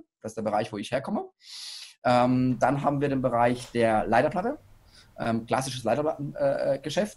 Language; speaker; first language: German; native; German